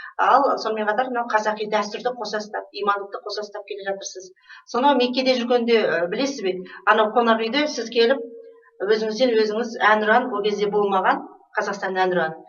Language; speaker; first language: Kazakh; native; Kazakh